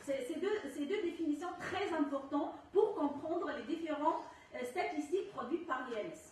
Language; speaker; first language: French; non-native, local second language; Arabic